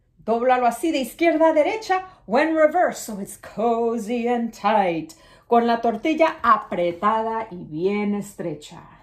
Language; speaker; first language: Spanish; early bilingual, other home language; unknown